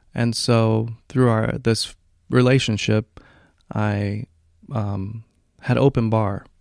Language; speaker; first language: English; native; English